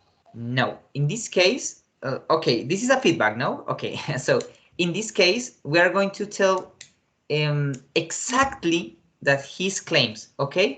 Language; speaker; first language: English; non-native, learner; Spanish